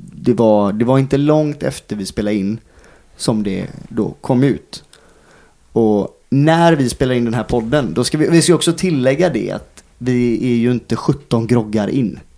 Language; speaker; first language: Swedish; native; Swedish